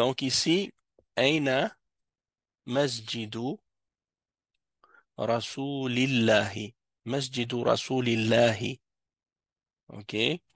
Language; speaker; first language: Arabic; non-native, fluent; French